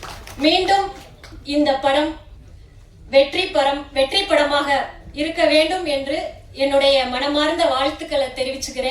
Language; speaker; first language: Tamil; native; Tamil